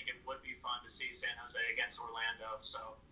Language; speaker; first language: English; native; English